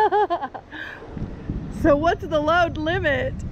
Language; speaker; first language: English; native; English